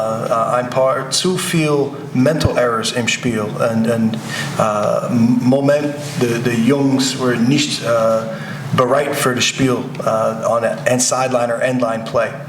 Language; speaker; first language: German; non-native, learner; English